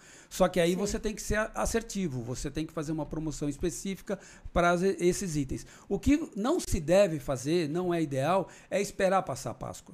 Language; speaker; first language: Portuguese; native; Portuguese